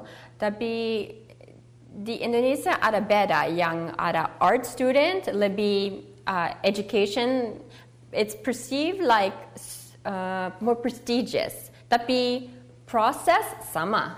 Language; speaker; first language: Indonesian; early bilingual, heritage; English